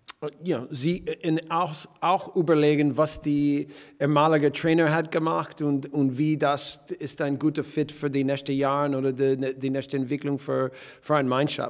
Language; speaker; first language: German; non-native, fluent; English